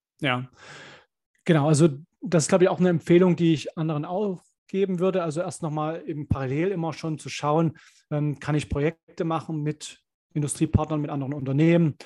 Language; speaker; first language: German; native; German